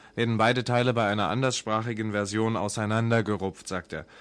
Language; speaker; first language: German; native; German